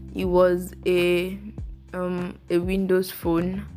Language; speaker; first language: English; non-native, local second language; Yoruba